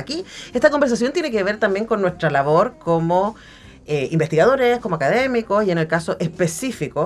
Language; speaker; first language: Spanish; native; Spanish